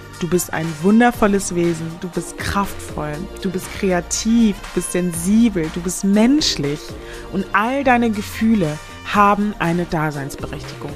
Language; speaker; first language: German; native; German